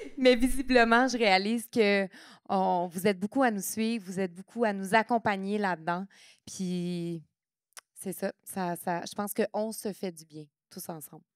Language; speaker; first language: French; native; French